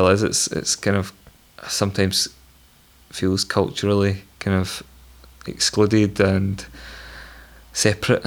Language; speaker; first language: English; native; English